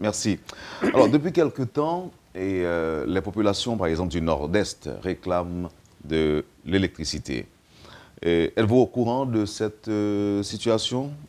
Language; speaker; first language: French; native; French